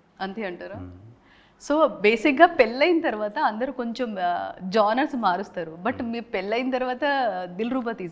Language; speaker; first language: Telugu; native; Telugu